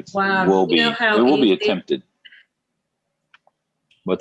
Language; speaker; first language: English; native; English